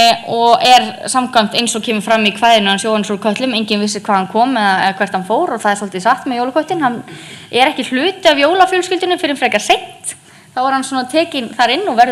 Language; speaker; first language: Icelandic; native; Icelandic